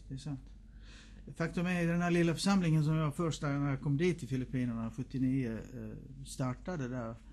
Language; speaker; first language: Swedish; native; Swedish